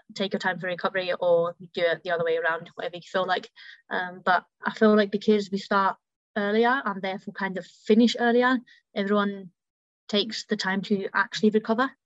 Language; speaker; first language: English; early bilingual, heritage; German